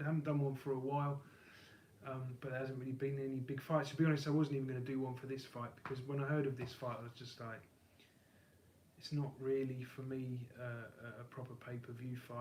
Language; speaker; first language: English; native; English